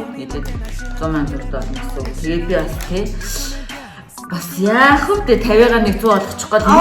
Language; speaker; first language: Mongolian; native; Mongolian